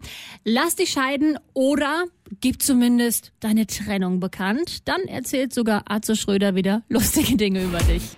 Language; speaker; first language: German; native; German